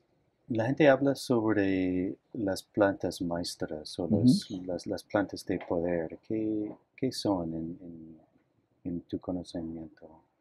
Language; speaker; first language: Spanish; non-native, fluent; English